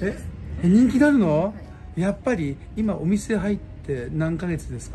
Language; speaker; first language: Japanese; native; Japanese